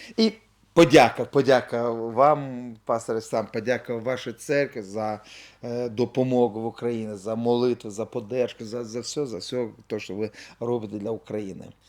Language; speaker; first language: Ukrainian; non-native, local second language; Russian